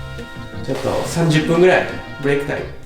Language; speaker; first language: Japanese; native; Japanese